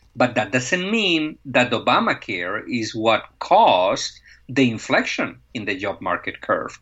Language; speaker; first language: English; non-native, fluent; Spanish